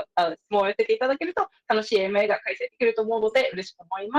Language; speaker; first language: Japanese; native; Japanese